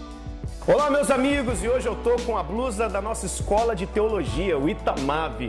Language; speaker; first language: Portuguese; native; Portuguese